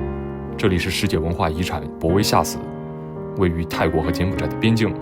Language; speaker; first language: Chinese; native; Chinese